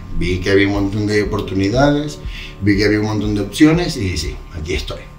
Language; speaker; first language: Spanish; native; Spanish